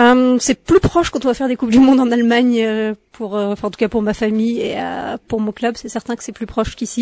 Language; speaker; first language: French; native; French